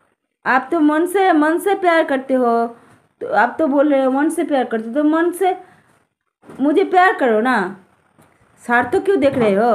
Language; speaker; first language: Hindi; non-native, local second language; Bangla